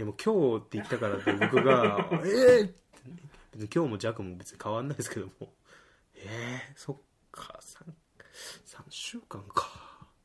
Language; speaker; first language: Japanese; native; Japanese